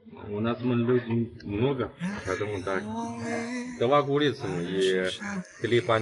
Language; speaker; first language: Russian; non-native, learner; Chinese